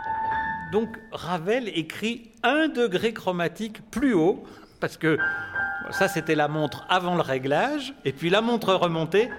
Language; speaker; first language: French; native; French